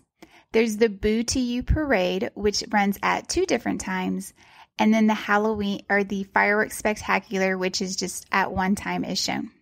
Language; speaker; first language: English; native; English